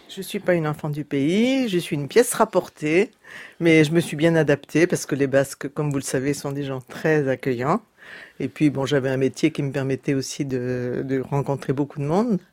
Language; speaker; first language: French; native; French